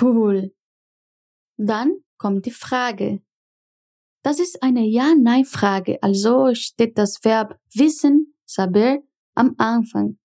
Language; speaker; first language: German; non-native, fluent; Portuguese